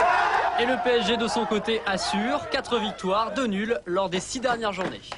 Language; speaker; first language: French; native; French